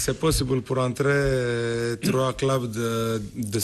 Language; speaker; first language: French; non-native, learner; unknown